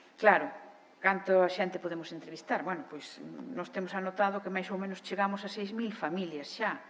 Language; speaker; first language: Galician; native; Galician